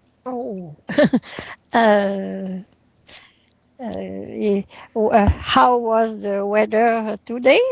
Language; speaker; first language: English; non-native, learner; French